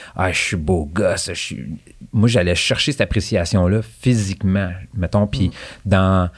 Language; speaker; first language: French; native; French